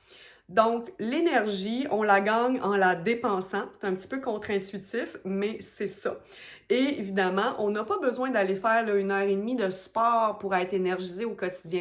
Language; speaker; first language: French; native; French